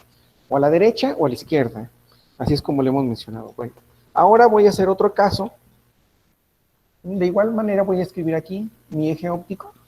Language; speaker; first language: Spanish; native; Spanish